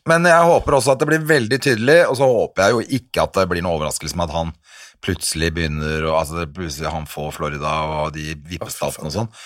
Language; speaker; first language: Norwegian; native; Norwegian